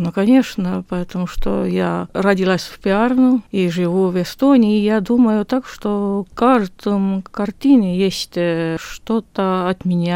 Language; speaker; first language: Russian; non-native, local second language; Estonian